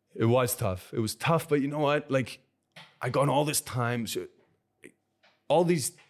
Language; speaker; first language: English; native; English